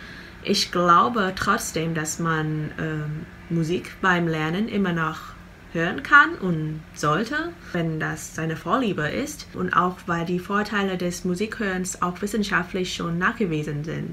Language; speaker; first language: German; non-native, fluent; Vietnamese